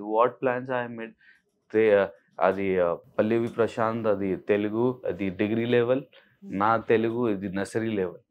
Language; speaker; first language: Telugu; non-native, learner; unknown